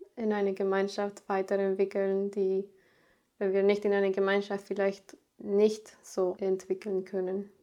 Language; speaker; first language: German; non-native, fluent; Spanish